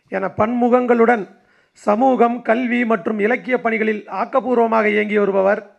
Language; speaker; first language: Tamil; native; Tamil